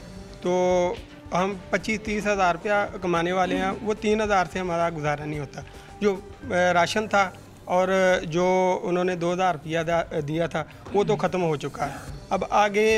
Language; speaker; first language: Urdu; non-native, local second language; Punjabi